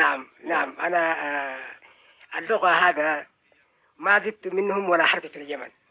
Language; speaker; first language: Arabic; non-native, fluent; Oromo